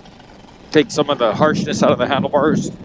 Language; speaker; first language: English; native; English